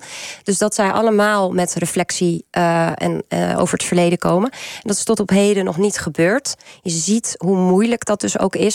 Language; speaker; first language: Dutch; native; Dutch